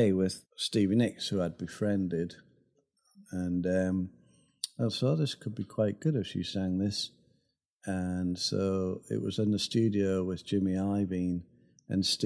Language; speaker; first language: English; native; English